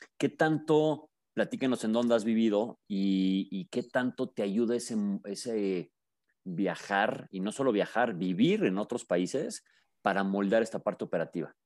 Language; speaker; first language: Spanish; native; Spanish